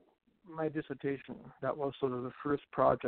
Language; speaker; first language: English; non-native, fluent; German